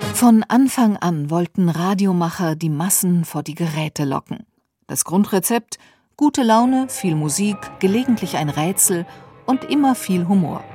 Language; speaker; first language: German; native; German